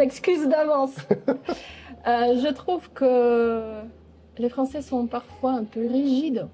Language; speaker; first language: French; non-native, local second language; Dutch